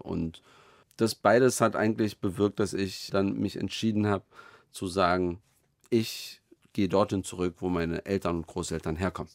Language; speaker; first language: German; native; German